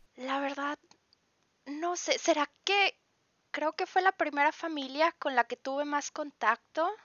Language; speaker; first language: Spanish; native; Spanish